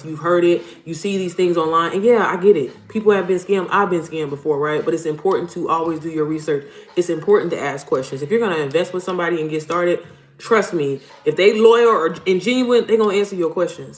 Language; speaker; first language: English; native; English